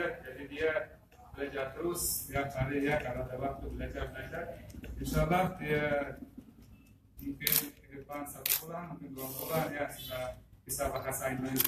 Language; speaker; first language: Indonesian; non-native, fluent; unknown